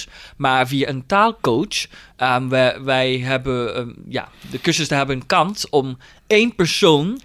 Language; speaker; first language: Dutch; non-native, fluent; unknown